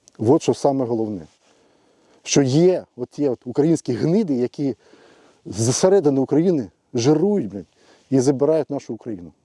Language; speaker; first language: Ukrainian; non-native, local second language; Russian